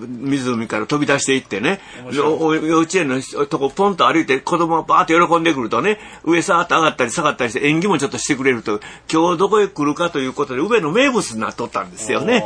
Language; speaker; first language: Japanese; native; Japanese